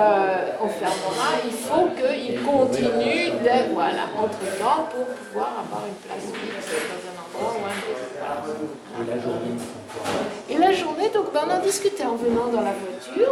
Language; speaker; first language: French; native; French